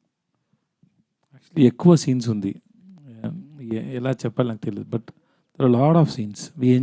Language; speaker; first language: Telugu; non-native, learner; Tamil